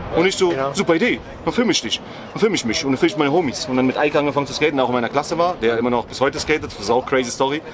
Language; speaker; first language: German; early bilingual, other home language; Ukrainian